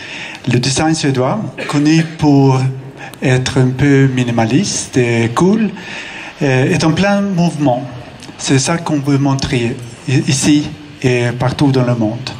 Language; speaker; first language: French; non-native, fluent; Swedish